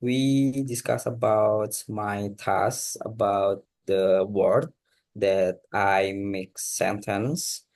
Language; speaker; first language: English; non-native, learner; Indonesian